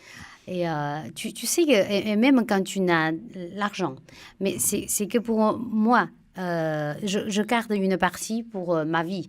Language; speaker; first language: French; non-native, fluent; Chinese